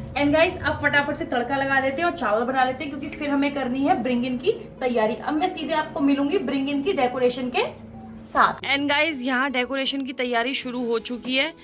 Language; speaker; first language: Hindi; native; Hindi